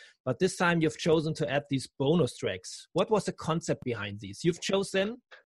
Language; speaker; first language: English; non-native, fluent; German